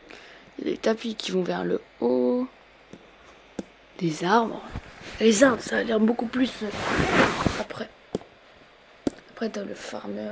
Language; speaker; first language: French; native; French